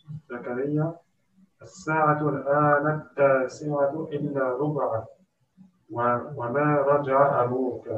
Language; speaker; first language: Arabic; non-native, learner; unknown